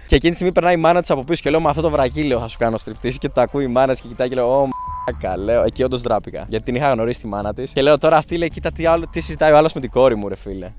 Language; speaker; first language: Greek; early bilingual, other home language; Albanian